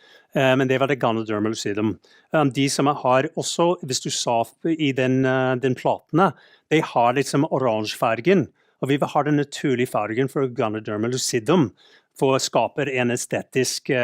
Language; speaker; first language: Norwegian; non-native, fluent; English